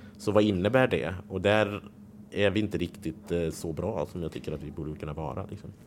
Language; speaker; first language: Swedish; native; Swedish